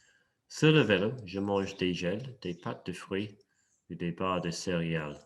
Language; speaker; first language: French; non-native, fluent; English